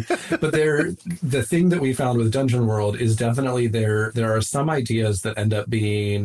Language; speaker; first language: English; native; English